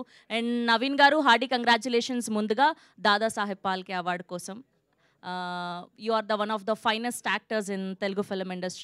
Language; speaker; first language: Telugu; native; Telugu